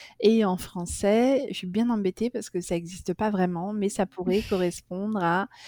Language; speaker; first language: French; native; French